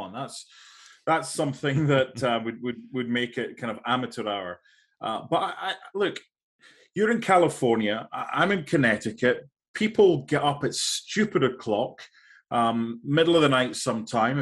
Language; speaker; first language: English; native; English